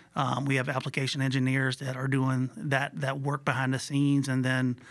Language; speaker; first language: English; native; English